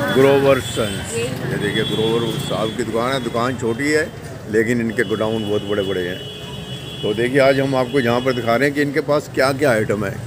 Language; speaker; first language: Hindi; non-native, local second language; Punjabi